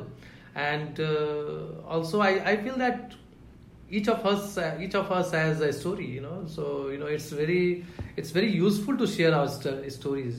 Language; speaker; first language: English; non-native, local second language; Hindi